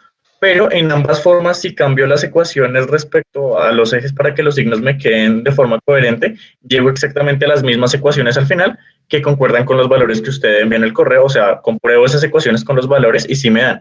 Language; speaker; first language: Spanish; native; Spanish